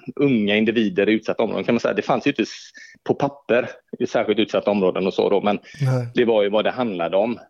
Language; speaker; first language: Swedish; native; Swedish